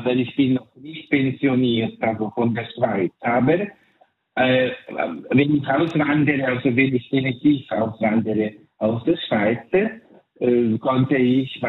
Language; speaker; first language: German; early bilingual, heritage; Italian